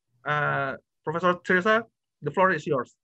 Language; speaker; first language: English; non-native, fluent; Indonesian